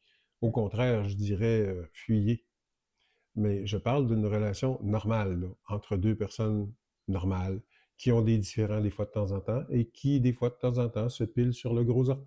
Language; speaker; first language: French; native; French